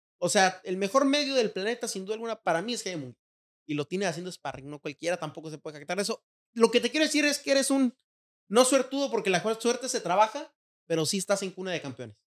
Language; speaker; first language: Spanish; native; Spanish